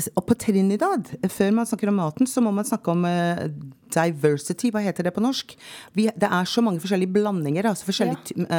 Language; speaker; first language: Norwegian; non-native, fluent; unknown